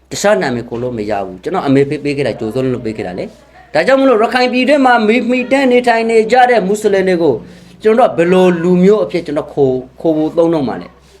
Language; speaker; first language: Burmese; non-native, local second language; Rohingya